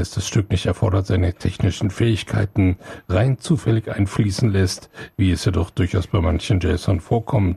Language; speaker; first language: German; native; German